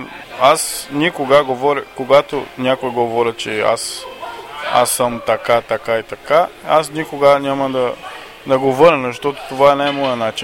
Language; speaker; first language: Bulgarian; non-native, learner; Portuguese